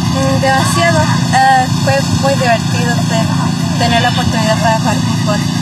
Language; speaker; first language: Spanish; early bilingual, other home language; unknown